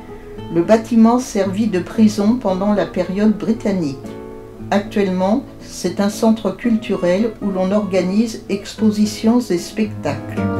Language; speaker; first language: French; native; French